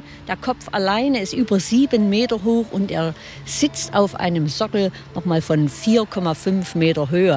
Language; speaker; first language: German; native; German